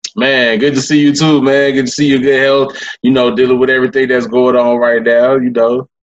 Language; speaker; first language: English; native; English